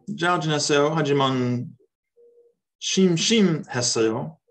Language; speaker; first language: Korean; non-native, learner; English